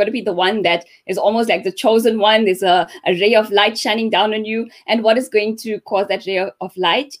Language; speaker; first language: English; native; English